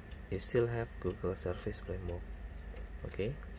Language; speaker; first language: English; non-native, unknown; Indonesian